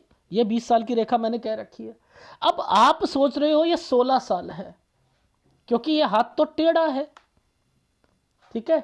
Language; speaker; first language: Hindi; native; Hindi